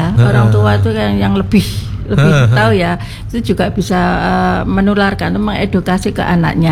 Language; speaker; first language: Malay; non-native, local second language; Javanese